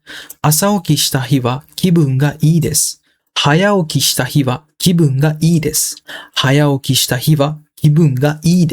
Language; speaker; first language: Japanese; non-native, fluent; Sinhala